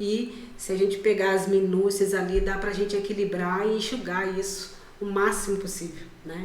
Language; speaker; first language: Portuguese; native; Portuguese